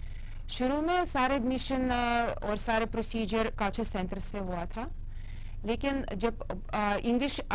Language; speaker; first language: Hindi; non-native, fluent; Russian